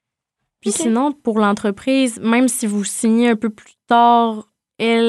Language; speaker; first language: French; native; French